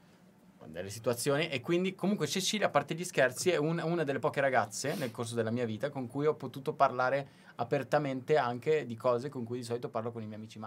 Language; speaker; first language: Italian; native; Italian